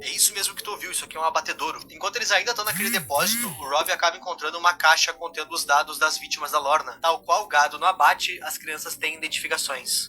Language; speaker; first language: Portuguese; native; Portuguese